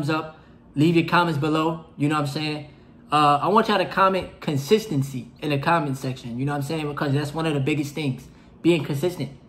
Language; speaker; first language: English; native; English